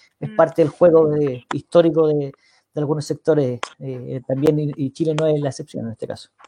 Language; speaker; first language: Spanish; native; Spanish